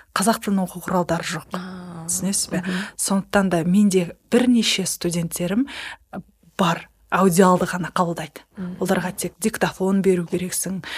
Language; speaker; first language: Kazakh; native; Kazakh